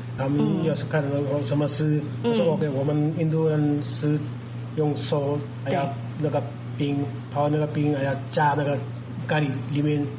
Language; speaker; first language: Chinese; non-native, learner; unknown